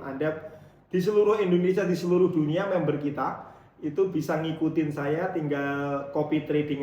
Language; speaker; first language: Indonesian; native; Indonesian